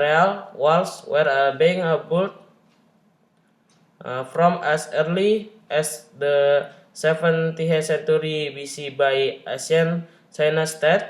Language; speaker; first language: English; non-native, learner; Indonesian